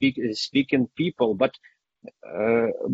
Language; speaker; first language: English; non-native, fluent; Ukrainian